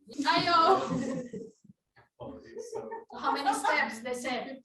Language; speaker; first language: English; non-native, learner; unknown